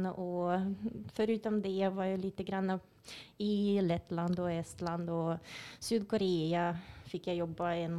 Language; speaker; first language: Swedish; non-native, fluent; Russian